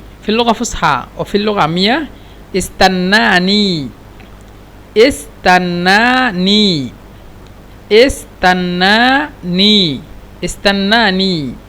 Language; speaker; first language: Arabic; non-native, fluent; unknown